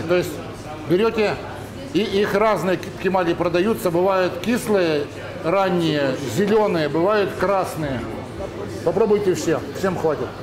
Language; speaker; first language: Russian; native; Russian